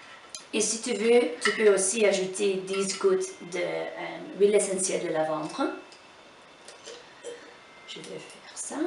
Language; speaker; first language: French; non-native, fluent; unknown